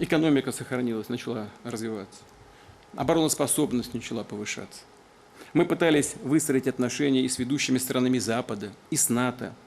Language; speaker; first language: Russian; native; Russian